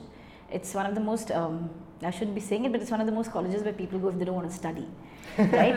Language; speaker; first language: English; non-native, local second language; Hindi